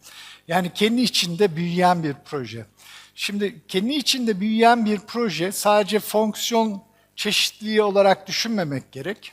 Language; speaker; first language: Turkish; native; Turkish